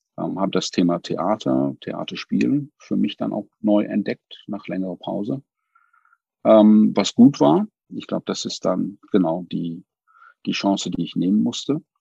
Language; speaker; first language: German; non-native, fluent; English